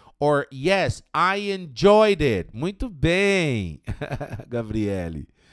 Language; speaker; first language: English; non-native, fluent; Portuguese